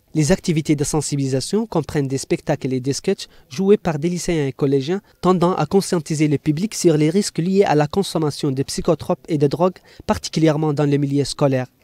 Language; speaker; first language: French; non-native, local second language; Arabic